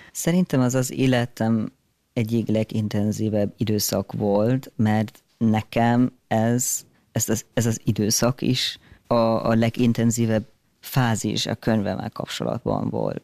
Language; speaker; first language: Hungarian; non-native, fluent; German